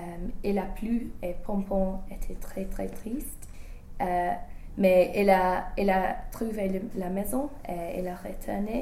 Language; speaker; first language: French; non-native, learner; English